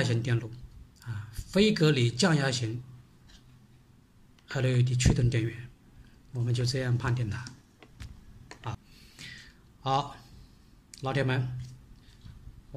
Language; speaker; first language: Chinese; native; Chinese